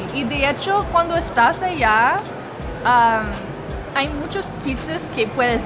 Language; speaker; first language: Spanish; non-native, learner; English